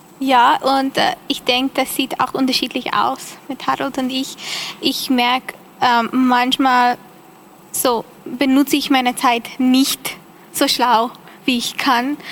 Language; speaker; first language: German; non-native, learner; English